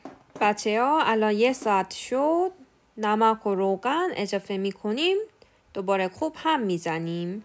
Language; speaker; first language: Persian; non-native, learner; Korean